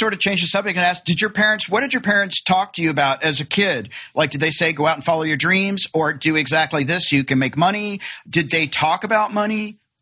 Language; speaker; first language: English; native; English